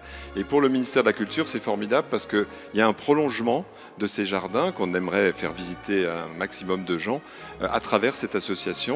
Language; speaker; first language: French; native; French